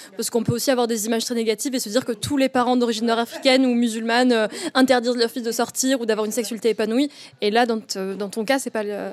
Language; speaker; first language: French; early bilingual, other home language; Arabic